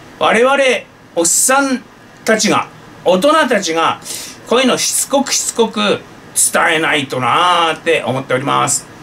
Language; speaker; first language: Japanese; native; Japanese